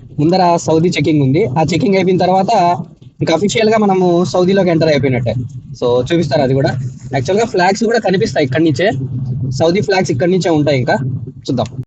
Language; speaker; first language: Telugu; non-native, local second language; Urdu